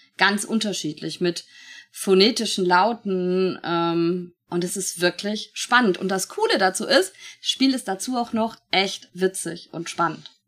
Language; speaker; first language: German; native; German